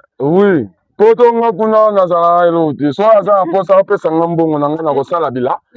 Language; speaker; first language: Lingala; non-native, local second language; Kituba (Democratic Republic of Congo)